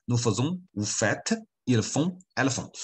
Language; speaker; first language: French; non-native, fluent; Chinese